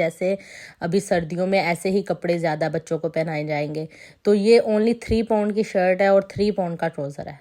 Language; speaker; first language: Urdu; non-native, local second language; Punjabi